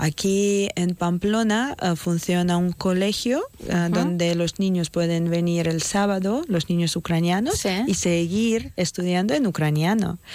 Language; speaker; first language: Spanish; non-native, fluent; Ukrainian